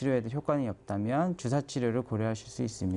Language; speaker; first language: Korean; native; Korean